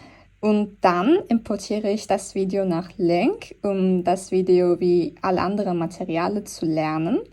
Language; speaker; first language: German; non-native, fluent; Turkish